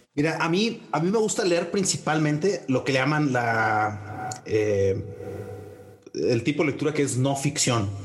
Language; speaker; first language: Spanish; native; Spanish